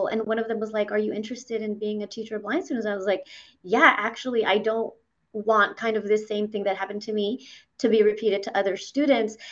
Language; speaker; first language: English; early bilingual, other home language; Spanish